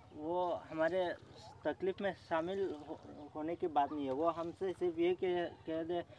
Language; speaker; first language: Hindi; non-native, local second language; Bangla